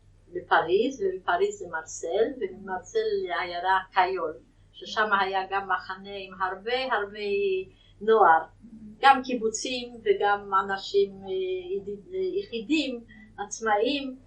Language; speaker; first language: Hebrew; non-native, fluent; Yiddish